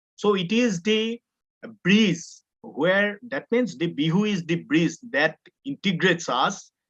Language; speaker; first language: English; non-native, local second language; Assamese